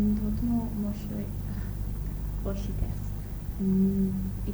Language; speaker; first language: Japanese; non-native, learner; English